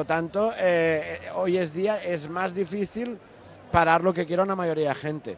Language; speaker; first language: Spanish; non-native, local second language; Catalan